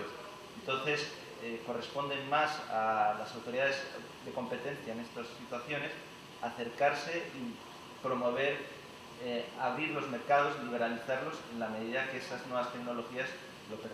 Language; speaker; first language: Spanish; native; Spanish